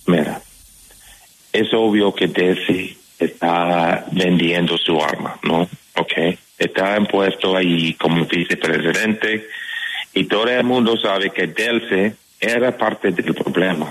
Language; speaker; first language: Spanish; non-native, fluent; English